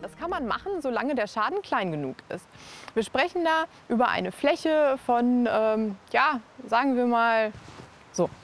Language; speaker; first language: German; native; German